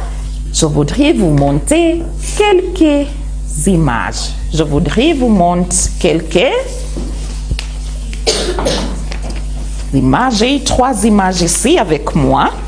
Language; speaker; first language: French; non-native, fluent; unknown